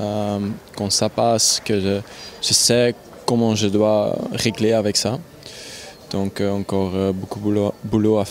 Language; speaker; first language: French; non-native, local second language; Dutch